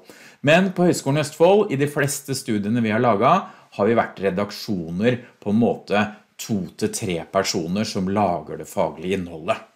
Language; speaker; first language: Norwegian; native; Norwegian